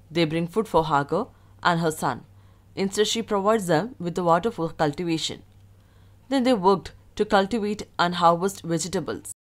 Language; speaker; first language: English; non-native, local second language; Malayalam